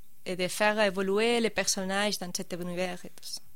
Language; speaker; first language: French; non-native, fluent; Spanish